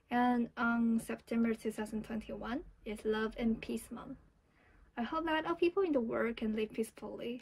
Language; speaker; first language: English; non-native, fluent; Chinese